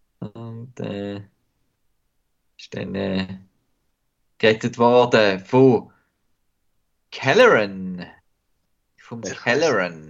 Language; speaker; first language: German; native; German